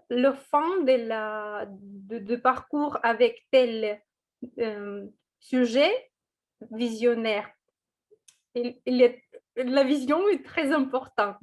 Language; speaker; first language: French; non-native, fluent; Russian